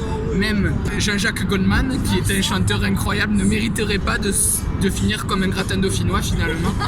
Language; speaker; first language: French; native; French